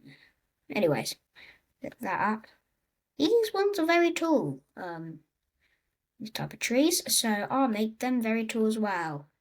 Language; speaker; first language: English; native; English